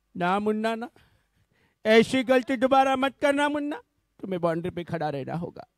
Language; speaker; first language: Hindi; non-native, local second language; Marathi